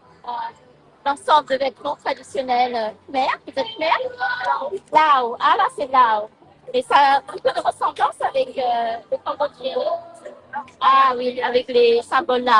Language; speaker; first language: French; early bilingual, other home language; Vietnamese